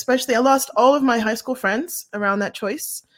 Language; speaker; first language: English; native; English